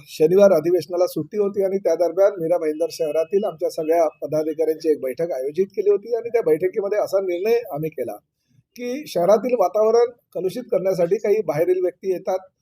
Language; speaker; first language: Marathi; native; Marathi